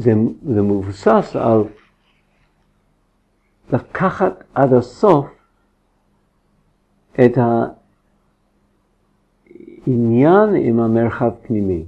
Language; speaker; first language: Hebrew; non-native, fluent; English